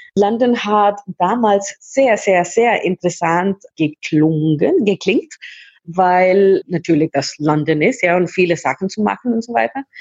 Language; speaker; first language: German; non-native, fluent; Hindi